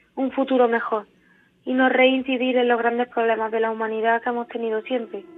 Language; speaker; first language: Spanish; native; Spanish